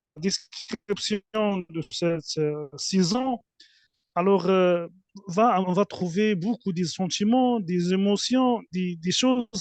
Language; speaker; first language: French; non-native, learner; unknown